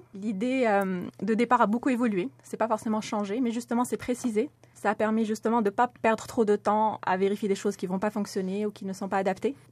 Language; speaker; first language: French; non-native, local second language; Arabic